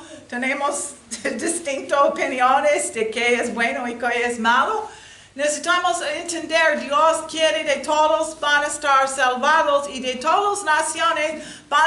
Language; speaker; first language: Spanish; non-native, learner; English